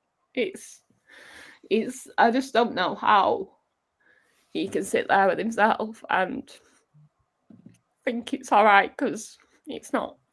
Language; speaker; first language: English; native; English